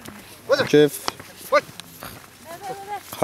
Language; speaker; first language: English; non-native, learner; Russian